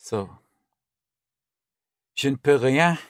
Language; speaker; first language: French; non-native, learner; English